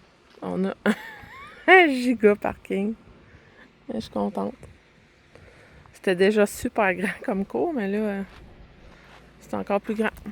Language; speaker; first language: French; native; French